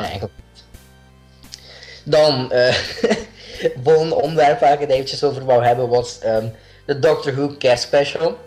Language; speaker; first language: Dutch; native; Dutch